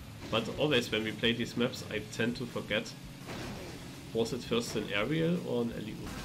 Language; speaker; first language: English; non-native, fluent; German